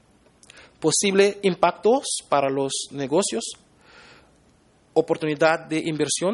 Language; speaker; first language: Spanish; non-native, fluent; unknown